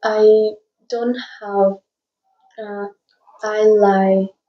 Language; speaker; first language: English; non-native, learner; Vietnamese